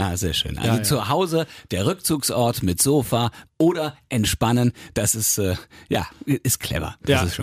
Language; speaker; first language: German; native; German